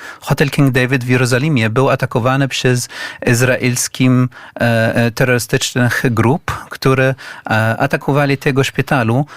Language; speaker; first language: Polish; non-native, learner; Arabic